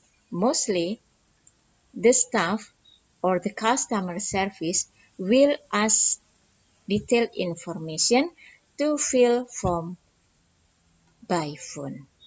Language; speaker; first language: English; non-native, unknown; Indonesian